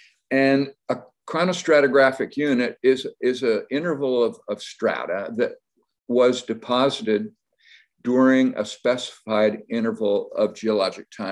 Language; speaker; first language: English; native; English